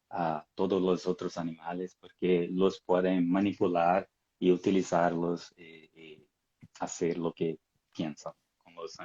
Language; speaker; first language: Spanish; non-native, fluent; Portuguese